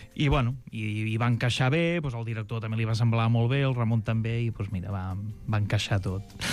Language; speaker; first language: Catalan; native; Catalan